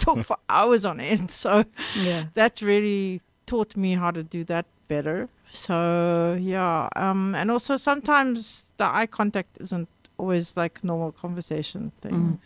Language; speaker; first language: English; native; English